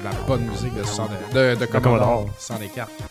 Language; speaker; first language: French; native; French